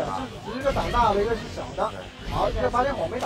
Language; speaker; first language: Chinese; native; Chinese